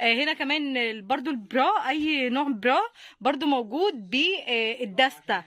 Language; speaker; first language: Arabic; native; Arabic